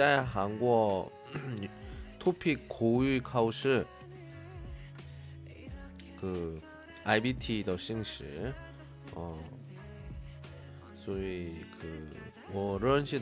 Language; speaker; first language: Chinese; non-native, learner; Korean